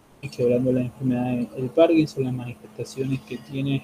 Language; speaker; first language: Spanish; native; Spanish